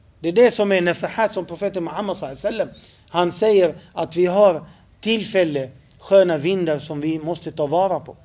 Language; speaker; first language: Swedish; non-native, fluent; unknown